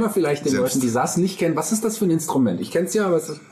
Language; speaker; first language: German; native; German